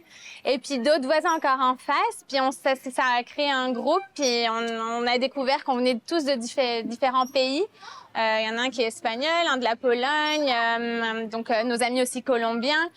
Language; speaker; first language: French; native; French